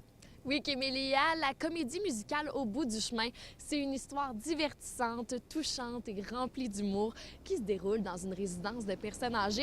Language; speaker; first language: French; native; French